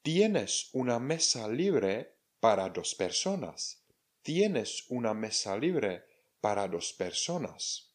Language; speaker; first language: Spanish; non-native, fluent; Czech